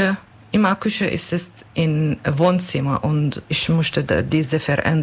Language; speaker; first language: German; non-native, learner; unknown